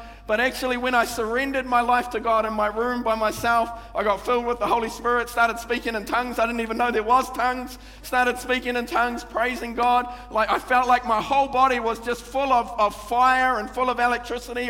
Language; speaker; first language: English; native; English